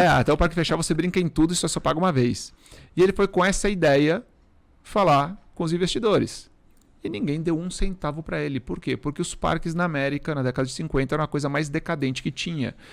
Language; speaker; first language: Portuguese; early bilingual, other home language; Spanish